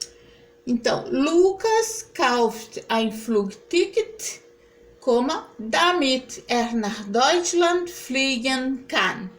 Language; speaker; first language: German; non-native, fluent; Portuguese